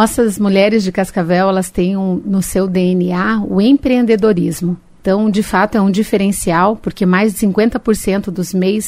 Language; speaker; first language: Portuguese; native; Portuguese